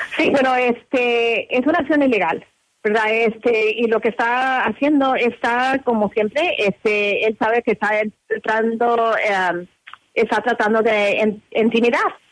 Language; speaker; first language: Spanish; early bilingual, heritage; English